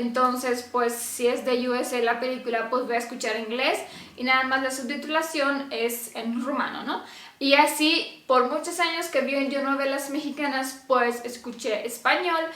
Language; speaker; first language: Spanish; non-native, fluent; Romanian